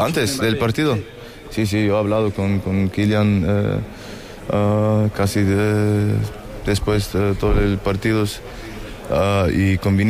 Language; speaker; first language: Spanish; non-native, fluent; German